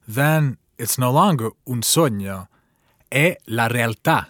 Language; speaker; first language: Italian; non-native, learner; English